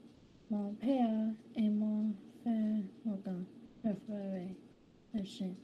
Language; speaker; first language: French; non-native, learner; English